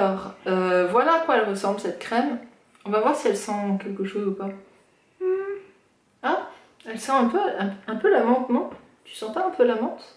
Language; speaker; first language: French; native; French